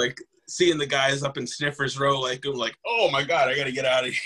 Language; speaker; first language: English; native; English